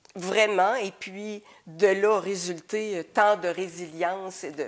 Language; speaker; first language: French; native; French